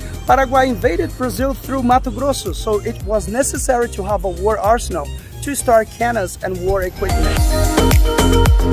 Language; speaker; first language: English; non-native, fluent; Portuguese